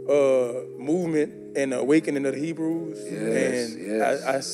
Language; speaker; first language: English; native; English